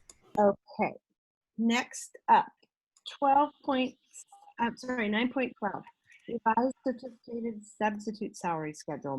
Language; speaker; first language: English; native; English